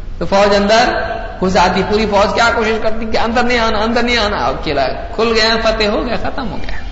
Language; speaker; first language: Urdu; native; Urdu